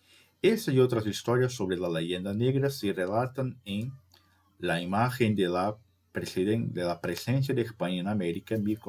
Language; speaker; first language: Spanish; non-native, fluent; Portuguese